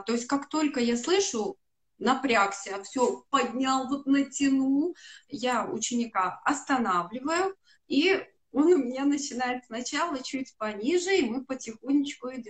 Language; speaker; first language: Russian; native; Russian